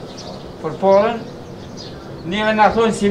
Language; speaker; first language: Albanian; early bilingual, heritage; Turkish